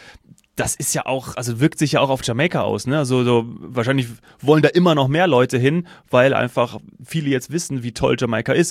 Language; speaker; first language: German; native; German